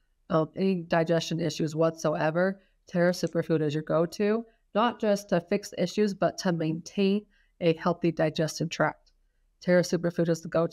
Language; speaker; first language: English; native; English